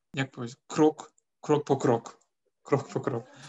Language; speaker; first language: Turkish; native; Turkish